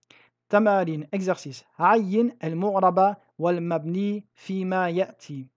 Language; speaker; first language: Arabic; non-native, fluent; French